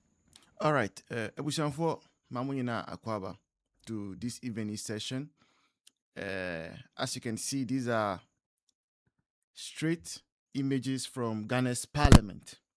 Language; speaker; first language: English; non-native, local second language; Akan